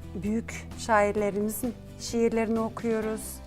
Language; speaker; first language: Turkish; non-native, fluent; Gagauz